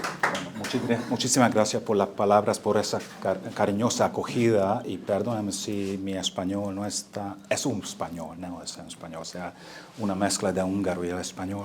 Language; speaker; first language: Spanish; non-native, fluent; Hungarian